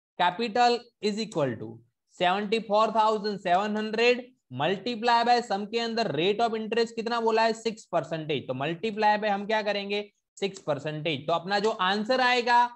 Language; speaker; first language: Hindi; non-native, local second language; Gujarati